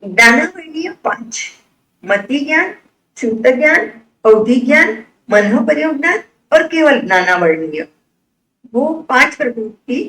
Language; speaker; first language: Hindi; non-native, local second language; Gujarati